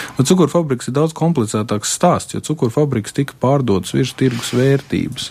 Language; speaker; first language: Latvian; native; Latvian